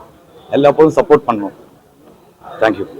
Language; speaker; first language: Tamil; non-native, learner; Malayalam